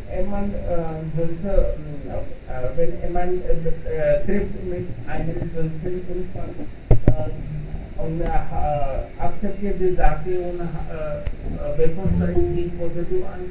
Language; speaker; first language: German; non-native, learner; Hindi